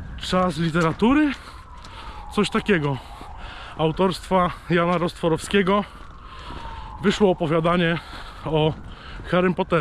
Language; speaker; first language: Polish; native; Polish